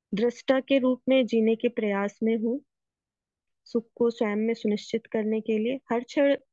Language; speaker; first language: Hindi; native; Hindi